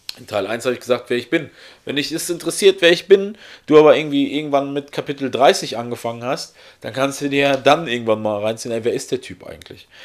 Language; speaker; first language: German; early bilingual, other home language; Russian